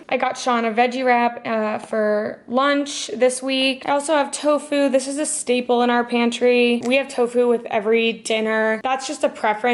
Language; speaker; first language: English; native; English